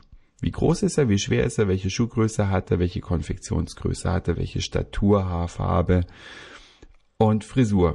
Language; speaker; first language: German; native; German